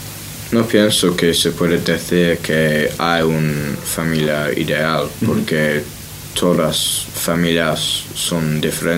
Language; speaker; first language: Spanish; non-native, learner; English